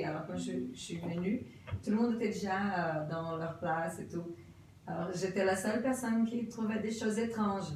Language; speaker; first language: French; non-native, fluent; Portuguese